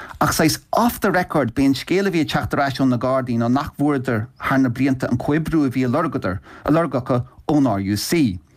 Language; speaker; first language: Irish; native; Irish